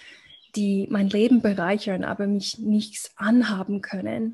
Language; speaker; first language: German; non-native, fluent; English